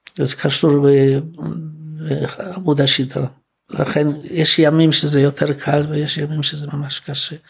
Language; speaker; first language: Hebrew; non-native, fluent; Polish